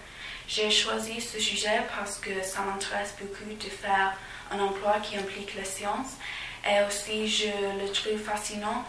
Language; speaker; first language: French; non-native, fluent; English